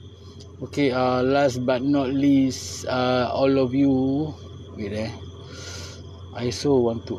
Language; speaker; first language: English; non-native, local second language; Malay